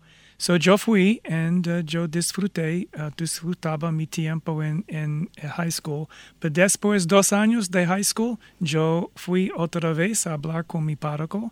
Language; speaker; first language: Spanish; non-native, fluent; English